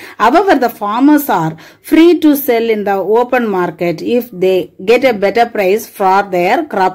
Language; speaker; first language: English; non-native, local second language; Tamil